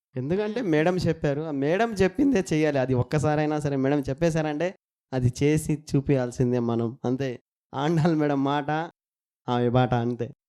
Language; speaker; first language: Telugu; non-native, local second language; Urdu